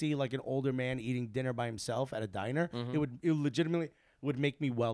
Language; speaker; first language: English; early bilingual, other home language; Spanish